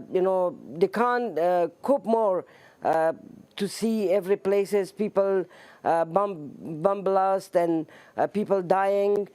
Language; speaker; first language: English; non-native, learner; Persian